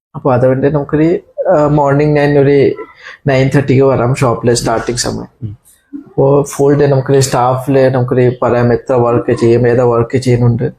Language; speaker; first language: Malayalam; non-native, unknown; Assamese